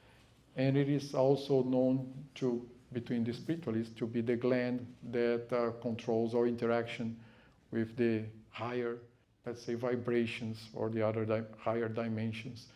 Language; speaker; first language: English; non-native, fluent; Portuguese